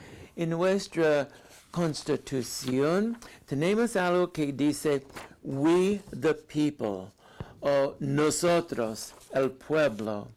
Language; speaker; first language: Spanish; non-native, fluent; English